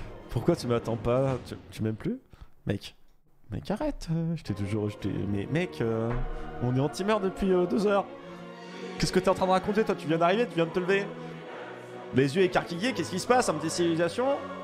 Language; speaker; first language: French; native; French